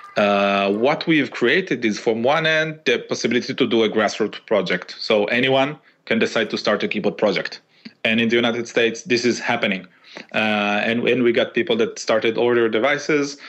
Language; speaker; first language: English; non-native, fluent; Hebrew